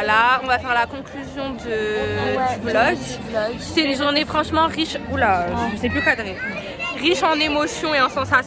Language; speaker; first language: French; native; French